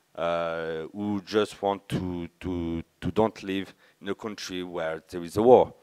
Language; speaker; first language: English; non-native, learner; French